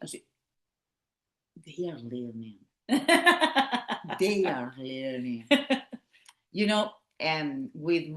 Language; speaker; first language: English; non-native, learner; Catalan